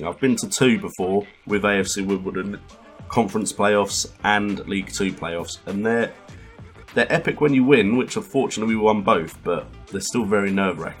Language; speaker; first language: English; native; English